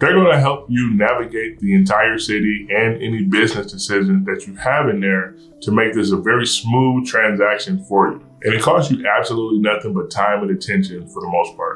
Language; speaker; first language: English; native; English